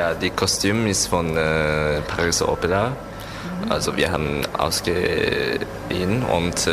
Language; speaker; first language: German; non-native, learner; Japanese